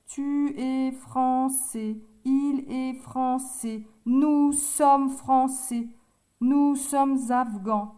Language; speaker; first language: French; native; French